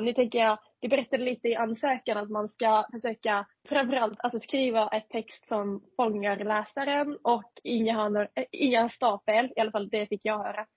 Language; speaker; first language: Swedish; non-native, fluent; Finnish